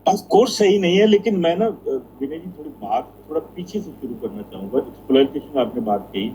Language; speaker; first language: Hindi; non-native, local second language; Punjabi